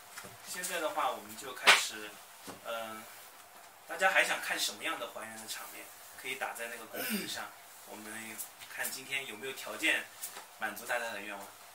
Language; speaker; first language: Chinese; native; Chinese